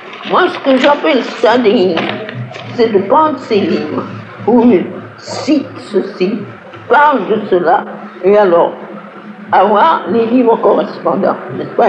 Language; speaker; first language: French; native; French